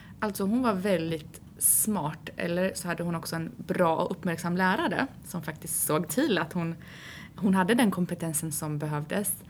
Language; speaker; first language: Swedish; native; Swedish